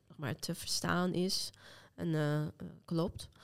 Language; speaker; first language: Dutch; non-native, fluent; Azerbaijani